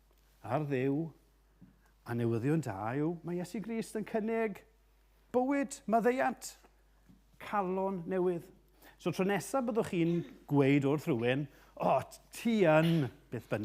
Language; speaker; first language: Welsh; native; Welsh